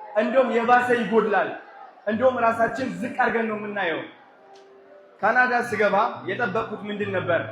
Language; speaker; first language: Amharic; native; Amharic